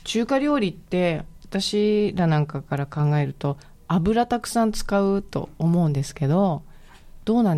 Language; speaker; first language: Japanese; native; Japanese